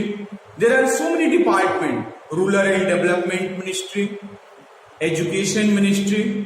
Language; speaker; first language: English; non-native, local second language; Hindi